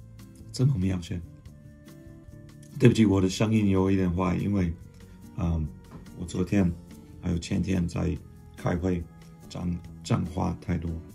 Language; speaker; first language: Chinese; non-native, fluent; English